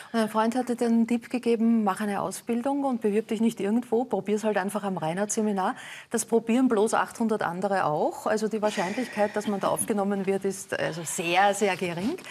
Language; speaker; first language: German; native; German